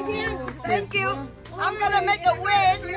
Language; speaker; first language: English; non-native, fluent; Vietnamese